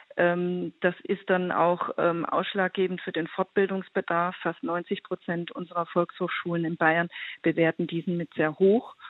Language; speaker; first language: German; native; German